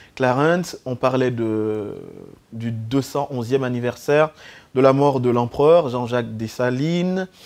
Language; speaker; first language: French; native; French